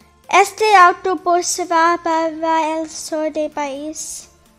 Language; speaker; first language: Spanish; non-native, learner; English